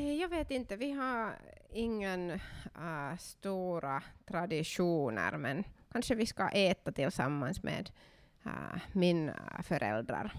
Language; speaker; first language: Swedish; non-native, local second language; Finnish